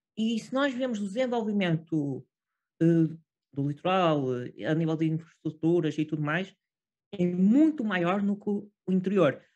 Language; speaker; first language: Portuguese; native; Portuguese